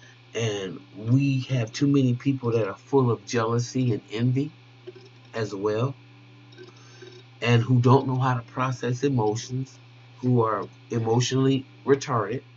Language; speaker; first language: English; native; English